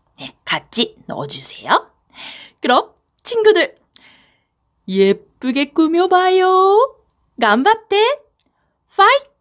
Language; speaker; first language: Korean; non-native, fluent; Japanese